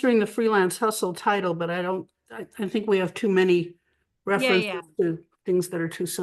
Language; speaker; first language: English; native; English